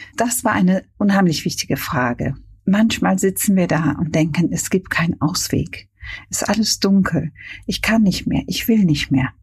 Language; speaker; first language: German; non-native, fluent; Hungarian